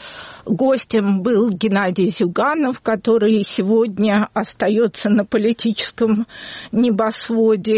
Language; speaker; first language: Russian; native; Russian